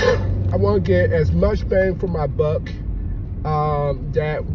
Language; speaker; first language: English; native; English